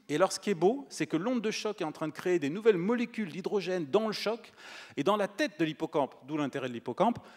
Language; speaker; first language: French; native; French